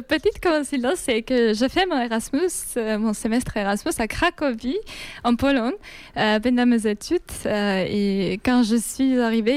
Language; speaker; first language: French; non-native, fluent; Georgian